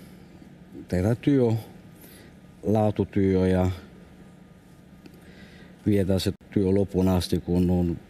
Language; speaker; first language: Finnish; non-native, fluent; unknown